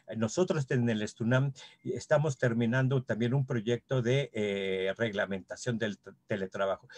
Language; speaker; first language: Spanish; native; Spanish